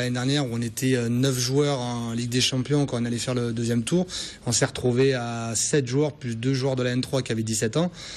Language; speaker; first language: French; native; French